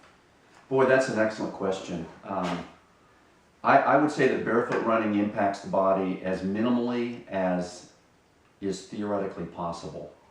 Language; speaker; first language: English; native; English